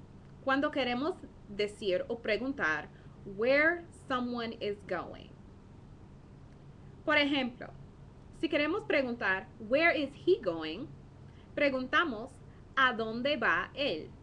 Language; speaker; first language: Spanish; non-native, fluent; English